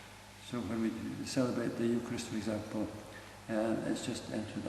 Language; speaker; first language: English; native; English